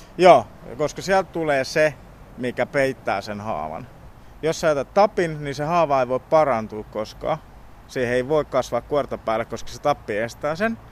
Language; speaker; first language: Finnish; early bilingual, heritage; Finnish